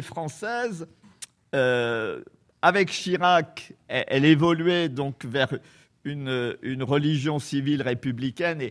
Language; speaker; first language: French; native; French